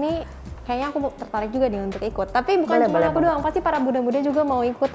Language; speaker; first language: Indonesian; native; Indonesian